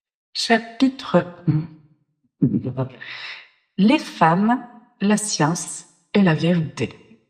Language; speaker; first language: French; native; French